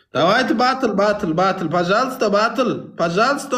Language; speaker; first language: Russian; non-native, learner; Turkmen